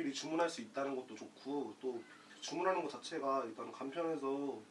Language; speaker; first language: Korean; native; Korean